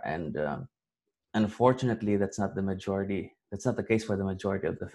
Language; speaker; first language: English; non-native, local second language; Cebuano